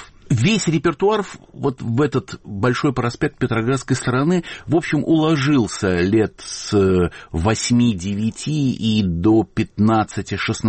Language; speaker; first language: Russian; native; Russian